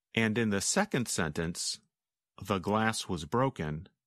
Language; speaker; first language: English; native; English